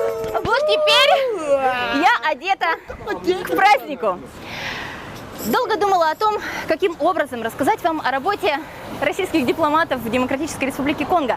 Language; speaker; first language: Russian; native; Russian